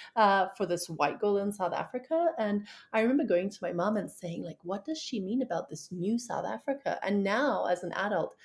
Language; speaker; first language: English; native; English